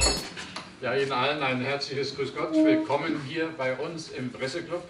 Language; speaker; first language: German; native; German